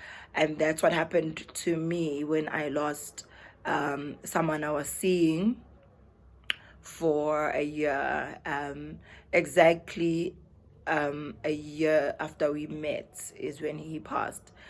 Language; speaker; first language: English; non-native, local second language; Zulu